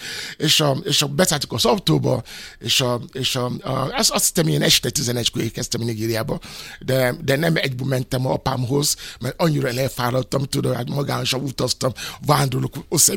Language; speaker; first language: Hungarian; non-native, fluent; Yoruba